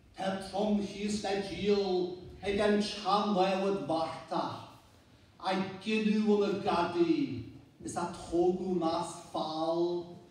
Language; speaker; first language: Irish; native; Irish